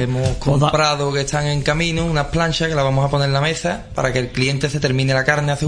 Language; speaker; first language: Spanish; native; Spanish